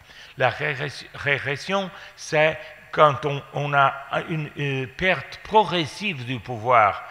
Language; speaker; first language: French; non-native, fluent; Portuguese